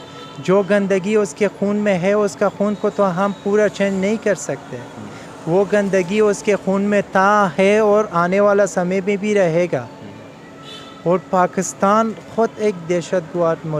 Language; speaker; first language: Hindi; non-native, learner; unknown